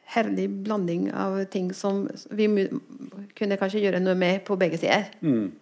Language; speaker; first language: Norwegian; non-native, fluent; Spanish